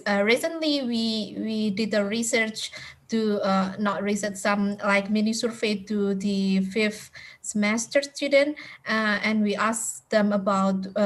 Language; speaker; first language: English; non-native, fluent; Indonesian